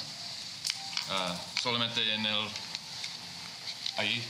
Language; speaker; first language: Spanish; non-native, learner; English